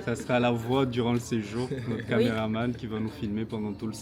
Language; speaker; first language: French; native; French